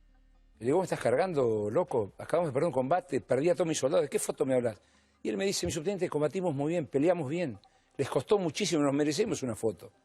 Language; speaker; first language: Spanish; native; Spanish